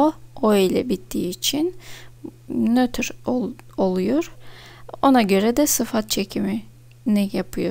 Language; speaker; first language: Turkish; non-native, fluent; Russian